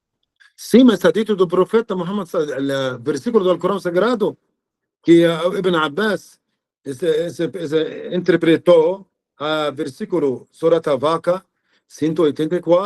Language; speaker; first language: Portuguese; non-native, fluent; Arabic